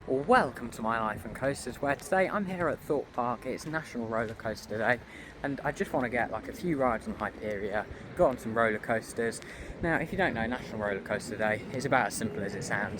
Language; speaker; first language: English; native; English